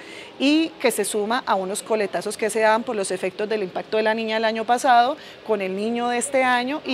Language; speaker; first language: Spanish; native; Spanish